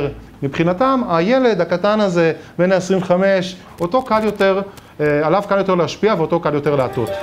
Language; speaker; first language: Hebrew; native; Hebrew